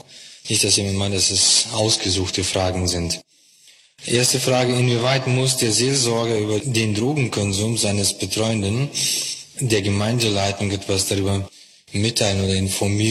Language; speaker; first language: German; non-native, fluent; Russian